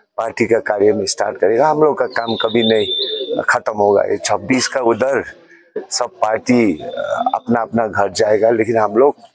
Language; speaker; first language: Hindi; non-native, local second language; Nepali